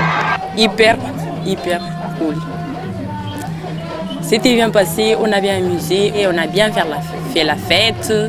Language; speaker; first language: French; non-native, fluent; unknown